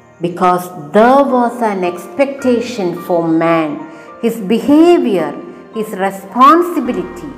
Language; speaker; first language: English; non-native, local second language; Malayalam